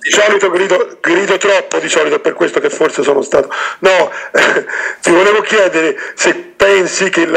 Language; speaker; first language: Italian; native; Italian